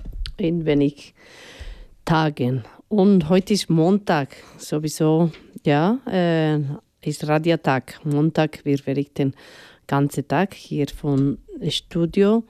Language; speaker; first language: German; non-native, fluent; Spanish